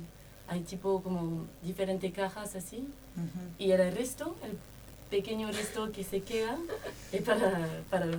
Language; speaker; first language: Spanish; non-native, learner; French